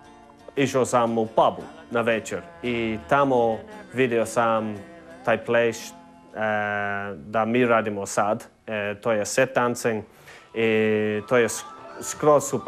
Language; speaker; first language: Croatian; non-native, learner; English